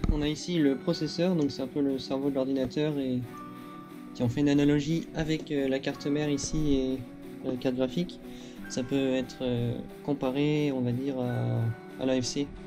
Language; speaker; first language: French; native; French